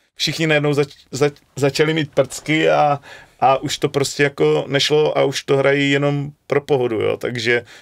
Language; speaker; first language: Czech; native; Czech